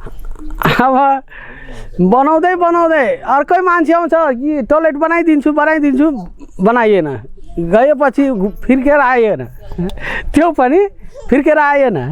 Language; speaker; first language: Nepali; non-native, local second language; Maithili